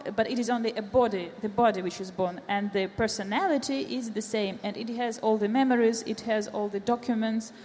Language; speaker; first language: English; non-native, fluent; Russian